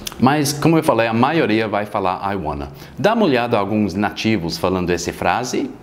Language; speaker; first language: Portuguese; non-native, fluent; English